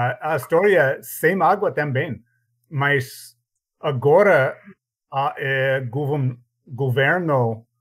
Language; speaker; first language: Portuguese; non-native, learner; English